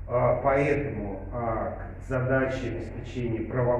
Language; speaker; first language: Russian; native; Russian